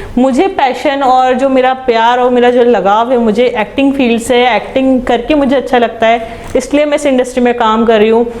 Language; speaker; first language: Hindi; native; Hindi